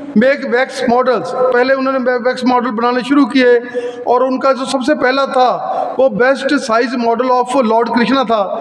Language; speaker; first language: Hindi; non-native, local second language; Punjabi